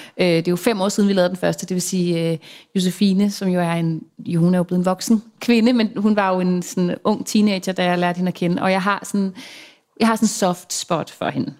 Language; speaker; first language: Danish; native; Danish